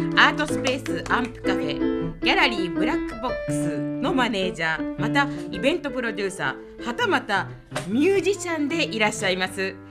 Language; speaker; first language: Japanese; native; Japanese